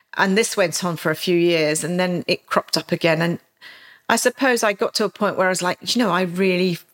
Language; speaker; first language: English; native; English